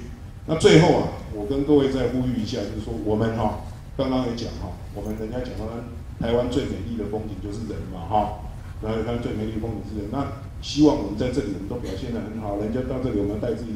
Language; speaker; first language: Chinese; native; Chinese